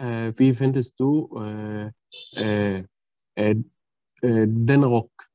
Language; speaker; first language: German; non-native, learner; Arabic